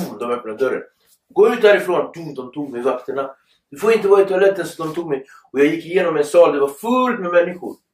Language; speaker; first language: Swedish; early bilingual, other home language; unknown